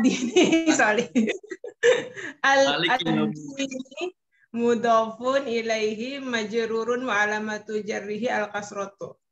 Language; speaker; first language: Arabic; non-native, learner; Indonesian